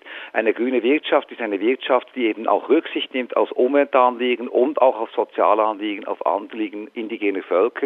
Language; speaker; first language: German; native; German